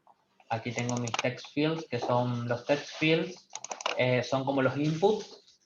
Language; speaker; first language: Spanish; native; Spanish